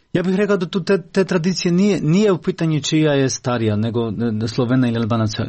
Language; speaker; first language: Croatian; non-native, fluent; Albanian